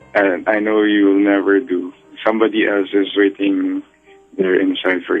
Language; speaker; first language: English; non-native, local second language; Filipino